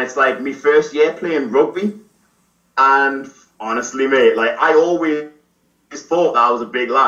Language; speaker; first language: English; native; English